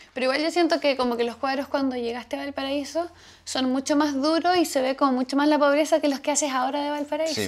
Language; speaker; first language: Spanish; native; Spanish